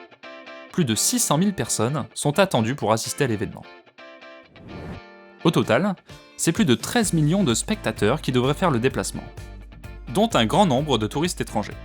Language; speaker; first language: French; native; French